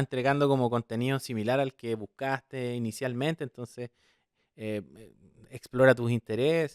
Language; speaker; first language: Spanish; native; Spanish